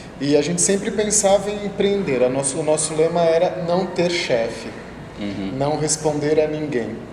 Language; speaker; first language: Portuguese; native; Portuguese